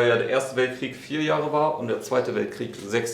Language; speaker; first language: German; native; German